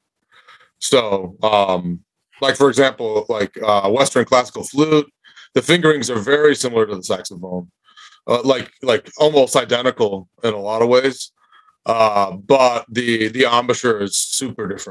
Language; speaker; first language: English; native; English